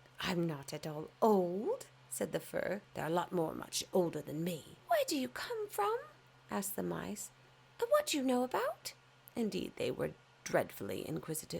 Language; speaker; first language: English; native; English